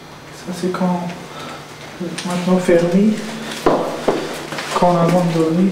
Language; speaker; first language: French; non-native, learner; Persian